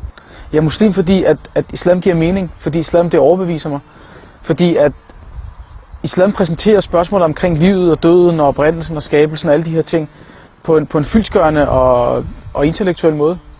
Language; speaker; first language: Danish; native; Danish